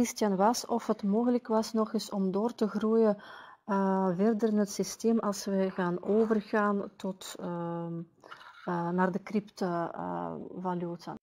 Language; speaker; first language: Dutch; non-native, fluent; Russian